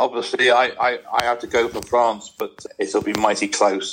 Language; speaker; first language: English; native; English